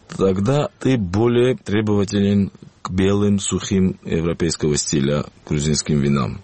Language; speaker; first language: Russian; non-native, local second language; Georgian